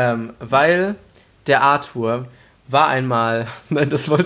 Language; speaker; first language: German; native; German